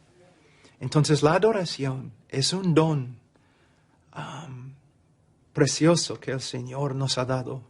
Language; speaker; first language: Spanish; non-native, fluent; English